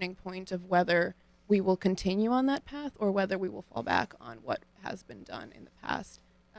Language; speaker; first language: English; early bilingual, other home language; Ukrainian